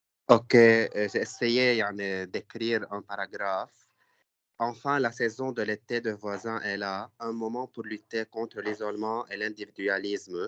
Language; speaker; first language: French; non-native, learner; Arabic